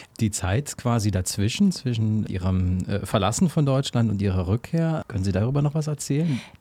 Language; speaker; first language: German; native; German